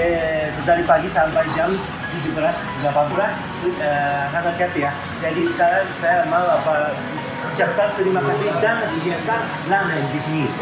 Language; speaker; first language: Indonesian; non-native, learner; Japanese